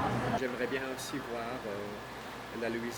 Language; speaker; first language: French; non-native, fluent; English